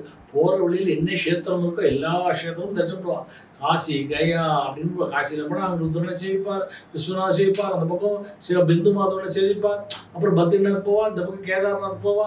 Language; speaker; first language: Tamil; native; Tamil